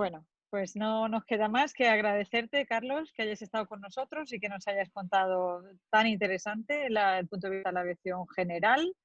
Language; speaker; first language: Spanish; native; Spanish